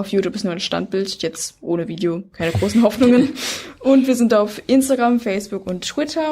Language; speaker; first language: German; native; German